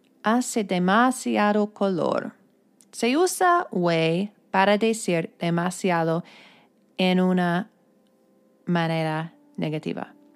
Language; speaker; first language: Spanish; non-native, fluent; English